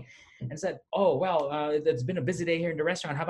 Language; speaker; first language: English; non-native, local second language; Filipino